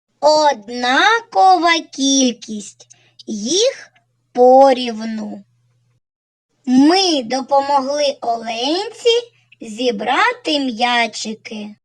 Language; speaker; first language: Ukrainian; native; Ukrainian